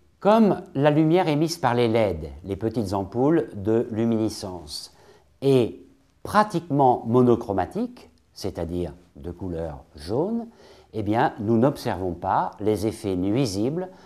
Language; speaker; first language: French; native; French